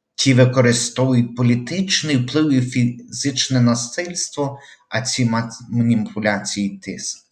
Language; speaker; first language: Ukrainian; native; Ukrainian